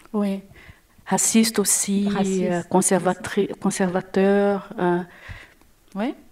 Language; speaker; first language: French; non-native, learner; Portuguese